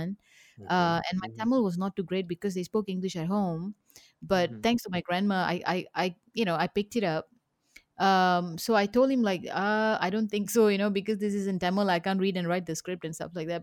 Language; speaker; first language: English; native; English